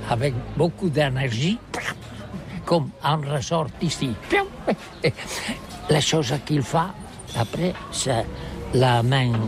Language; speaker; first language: French; non-native, learner; Catalan